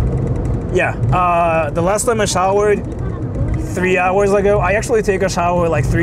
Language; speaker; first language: English; native; English